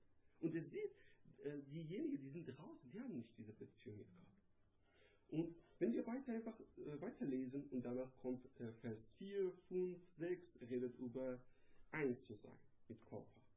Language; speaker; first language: German; non-native, learner; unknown